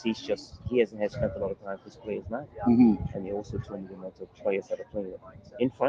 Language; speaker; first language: English; native; English